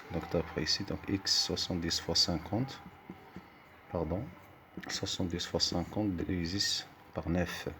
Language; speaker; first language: French; non-native, local second language; Arabic